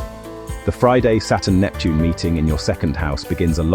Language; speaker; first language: English; native; English